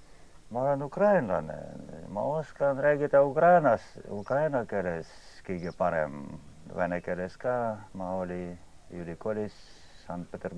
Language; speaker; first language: Estonian; non-native, learner; Ukrainian